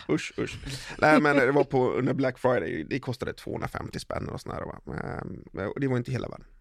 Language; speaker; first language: Swedish; native; Swedish